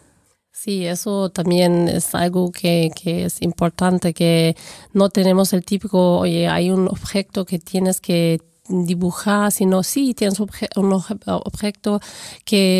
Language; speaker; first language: Spanish; non-native, fluent; German